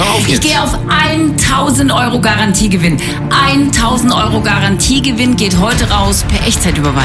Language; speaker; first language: German; native; German